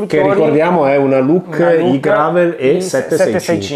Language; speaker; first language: Italian; native; Italian